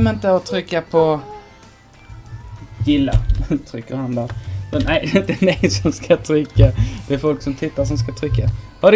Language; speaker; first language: Swedish; native; Swedish